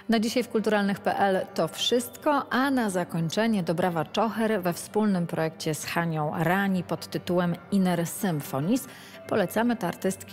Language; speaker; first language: Polish; native; Polish